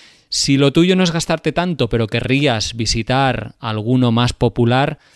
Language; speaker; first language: Spanish; native; Spanish